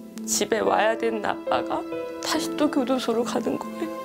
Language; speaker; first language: Korean; native; Korean